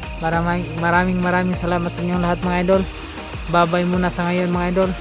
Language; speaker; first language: Filipino; non-native, local second language; Cebuano